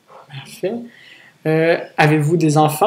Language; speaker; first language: French; native; French